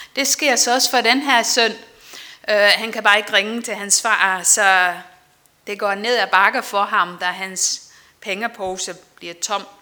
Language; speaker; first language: Danish; non-native, fluent; Dutch